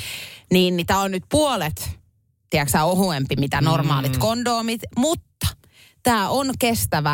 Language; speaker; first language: Finnish; native; Finnish